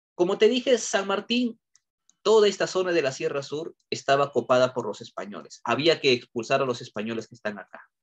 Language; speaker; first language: Spanish; native; Spanish